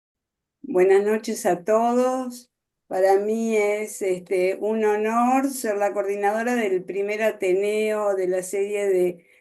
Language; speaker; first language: Spanish; native; Spanish